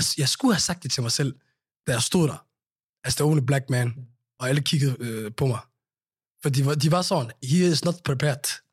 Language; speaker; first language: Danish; early bilingual, other home language; Somali